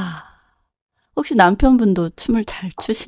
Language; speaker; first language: Korean; native; Korean